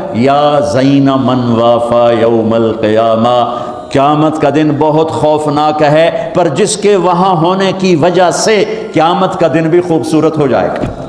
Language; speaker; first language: Urdu; non-native, local second language; Punjabi